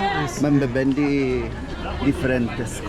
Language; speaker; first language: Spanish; non-native, fluent; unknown